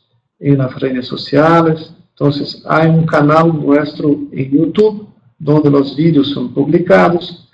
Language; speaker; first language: Spanish; non-native, fluent; Portuguese